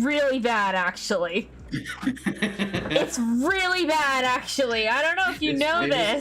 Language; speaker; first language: English; native; English